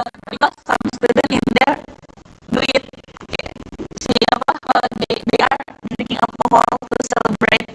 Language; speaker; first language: English; non-native, learner; Indonesian